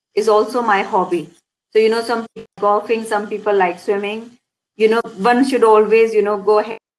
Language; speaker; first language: English; non-native, local second language; Hindi